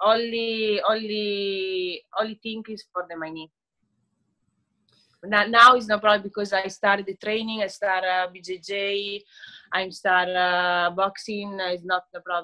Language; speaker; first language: English; non-native, learner; Italian